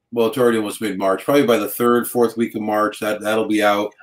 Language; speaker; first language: English; native; English